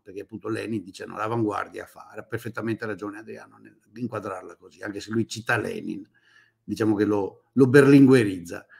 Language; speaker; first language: Italian; native; Italian